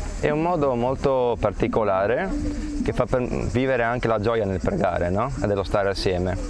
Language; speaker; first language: Italian; native; Italian